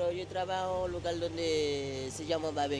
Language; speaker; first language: Spanish; non-native, fluent; Haitian Creole